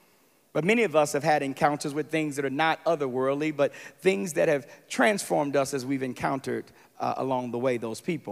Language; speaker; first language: English; native; English